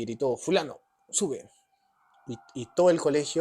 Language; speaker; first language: Spanish; native; Spanish